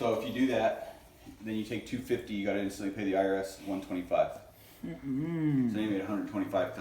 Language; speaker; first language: English; native; English